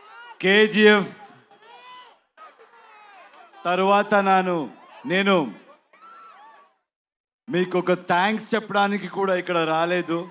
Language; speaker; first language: Telugu; non-native, learner; Kannada